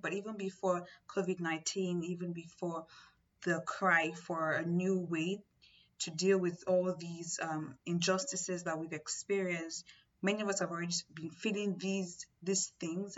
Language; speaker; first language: English; non-native, local second language; Yoruba